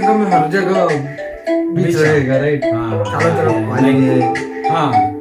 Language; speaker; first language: Hindi; non-native, local second language; Kannada